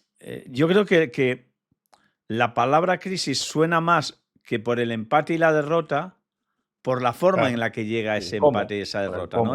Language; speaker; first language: Spanish; native; Spanish